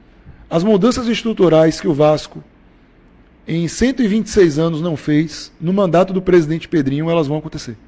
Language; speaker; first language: Portuguese; native; Portuguese